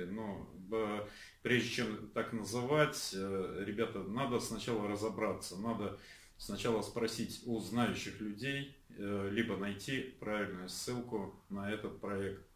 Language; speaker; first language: Russian; native; Russian